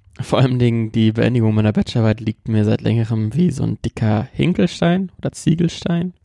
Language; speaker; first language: German; native; German